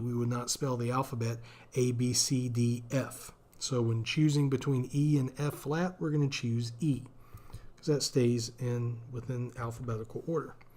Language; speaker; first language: English; native; English